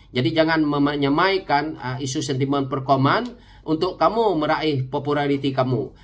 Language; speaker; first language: Malay; non-native, local second language; Iban